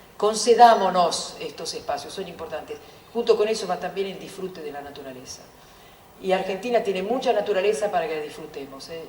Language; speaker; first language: Spanish; non-native, fluent; Italian